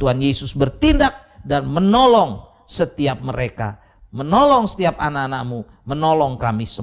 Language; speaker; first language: Indonesian; native; Indonesian